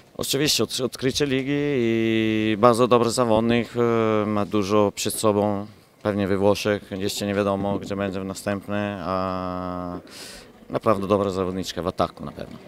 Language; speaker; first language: Polish; non-native, learner; Italian